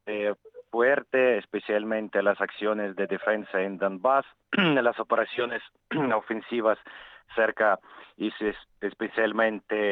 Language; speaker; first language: Spanish; non-native, fluent; Ukrainian